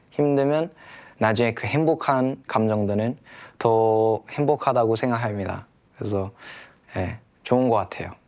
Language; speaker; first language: Korean; early bilingual, heritage; English